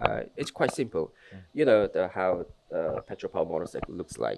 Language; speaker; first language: English; non-native, fluent; Korean